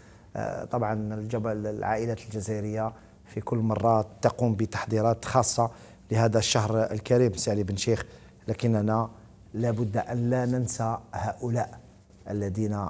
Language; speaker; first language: Arabic; native; Arabic